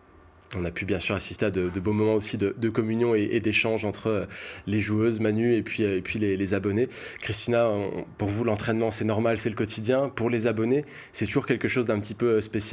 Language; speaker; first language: French; native; French